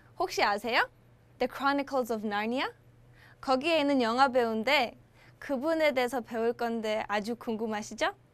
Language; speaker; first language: Korean; early bilingual, heritage; Korean